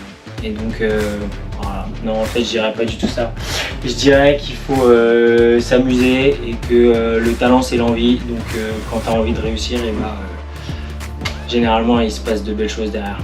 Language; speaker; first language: French; native; French